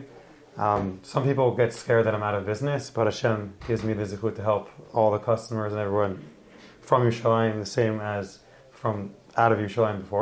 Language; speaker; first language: English; native; English